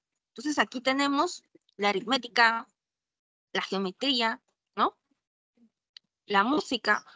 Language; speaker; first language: Spanish; native; Spanish